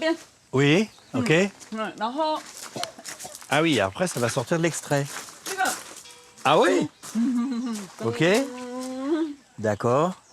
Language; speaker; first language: French; native; French